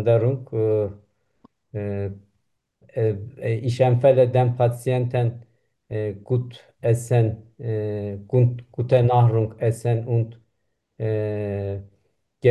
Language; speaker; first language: German; non-native, learner; Turkish